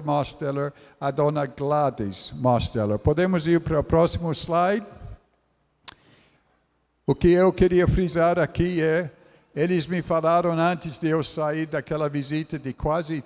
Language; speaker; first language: Portuguese; non-native, fluent; English